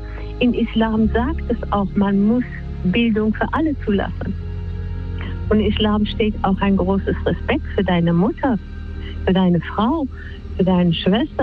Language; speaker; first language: German; non-native, fluent; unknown